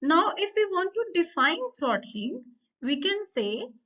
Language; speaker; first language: English; non-native, local second language; Punjabi